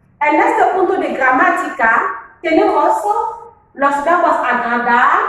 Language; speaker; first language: Spanish; non-native, fluent; French